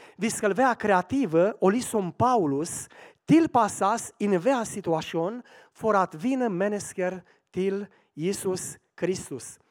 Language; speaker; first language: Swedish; non-native, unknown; Romanian